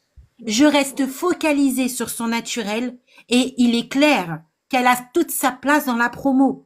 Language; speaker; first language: French; native; French